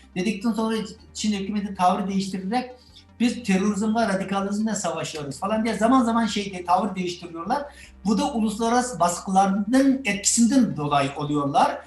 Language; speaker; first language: Turkish; non-native, fluent; Chinese